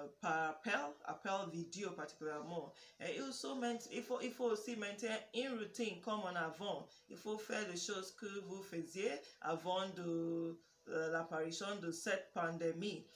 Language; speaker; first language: French; non-native, learner; English